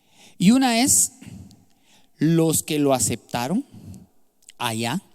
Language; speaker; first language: Spanish; native; Spanish